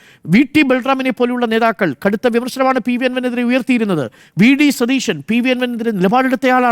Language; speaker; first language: Malayalam; native; Malayalam